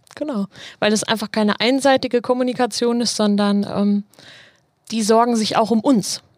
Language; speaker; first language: German; native; German